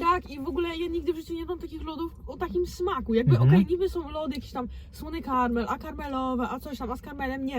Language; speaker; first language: Polish; native; Polish